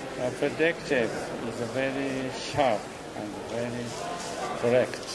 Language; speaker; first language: English; non-native, learner; Japanese